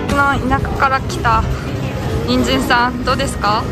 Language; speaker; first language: Japanese; non-native, fluent; Mongolian